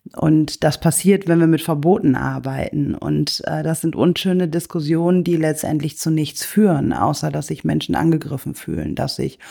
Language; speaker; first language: German; native; German